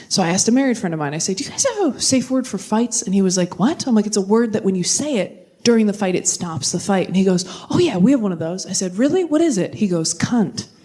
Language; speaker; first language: English; native; English